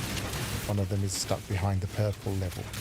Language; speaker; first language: English; native; English